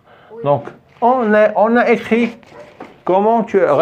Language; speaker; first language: French; non-native, fluent; Arabic